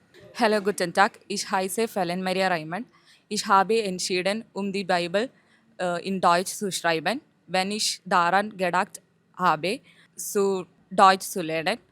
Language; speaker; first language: German; non-native, learner; Malayalam